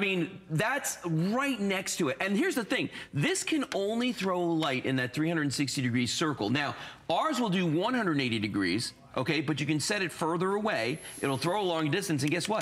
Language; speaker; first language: English; native; English